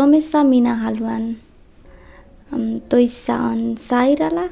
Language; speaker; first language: Finnish; non-native, learner; Nepali